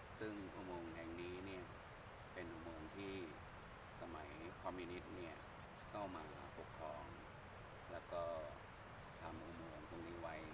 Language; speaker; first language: Thai; native; Thai